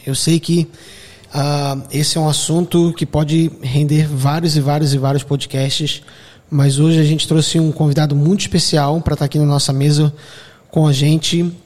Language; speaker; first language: Portuguese; native; Portuguese